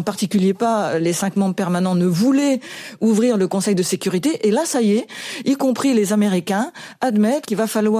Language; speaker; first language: French; native; French